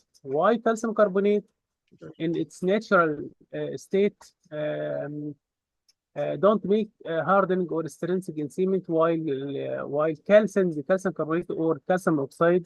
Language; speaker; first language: English; non-native, fluent; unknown